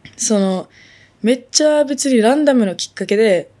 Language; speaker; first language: Japanese; non-native, local second language; English